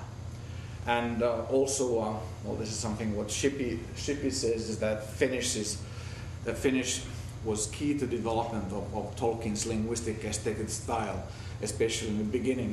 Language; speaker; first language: English; non-native, fluent; Finnish